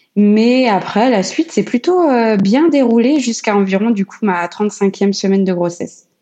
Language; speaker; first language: French; native; French